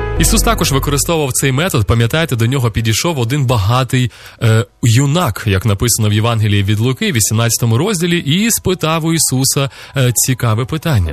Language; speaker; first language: Ukrainian; native; Ukrainian